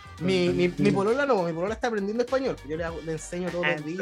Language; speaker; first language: Spanish; native; Spanish